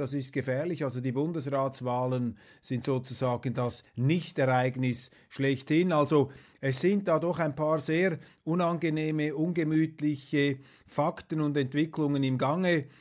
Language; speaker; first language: German; native; German